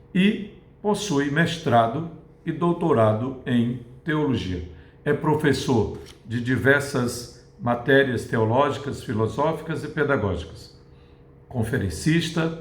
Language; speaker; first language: Portuguese; native; Portuguese